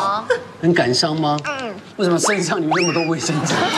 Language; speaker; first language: Chinese; native; Chinese